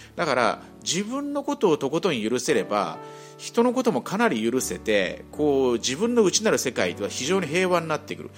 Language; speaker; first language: Japanese; native; Japanese